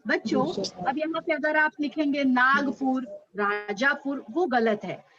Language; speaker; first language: Hindi; non-native, local second language; Marathi